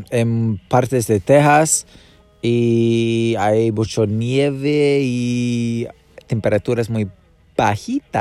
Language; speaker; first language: Spanish; non-native, fluent; English